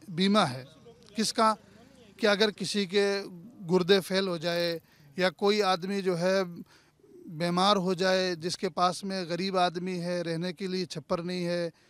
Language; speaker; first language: Hindi; native; Hindi